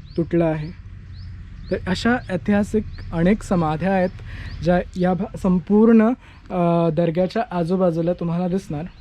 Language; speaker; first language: Marathi; native; Marathi